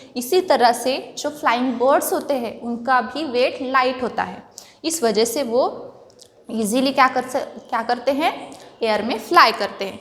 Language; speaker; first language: Hindi; non-native, local second language; Marathi